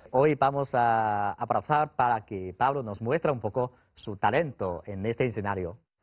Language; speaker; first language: Spanish; non-native, fluent; Chinese